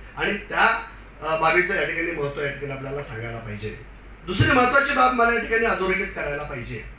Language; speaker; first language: Marathi; non-native, local second language; Lambadi